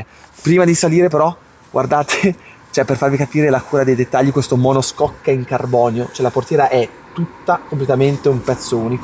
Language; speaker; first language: Italian; native; Italian